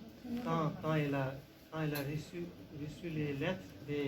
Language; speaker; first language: French; non-native, learner; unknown